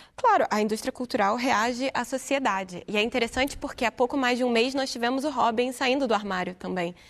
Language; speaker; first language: Portuguese; native; Portuguese